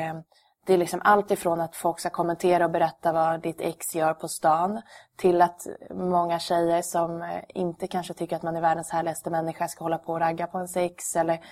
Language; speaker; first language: Swedish; native; Swedish